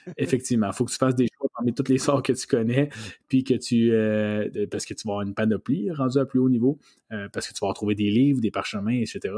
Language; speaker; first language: French; native; French